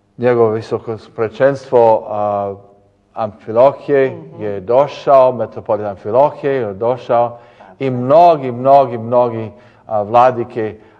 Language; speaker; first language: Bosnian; early bilingual, heritage; English